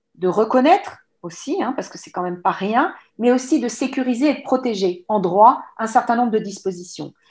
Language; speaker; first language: French; native; French